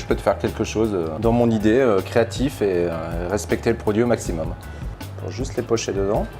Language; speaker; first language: French; native; French